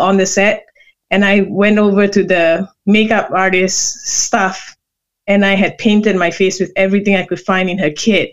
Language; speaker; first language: English; non-native, local second language; Malay